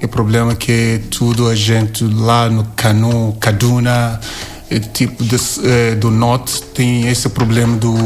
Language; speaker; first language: Portuguese; non-native, learner; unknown